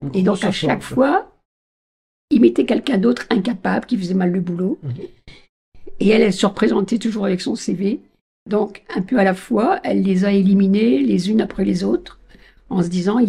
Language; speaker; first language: French; native; French